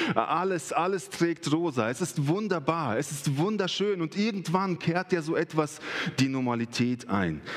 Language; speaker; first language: German; early bilingual, other home language; Russian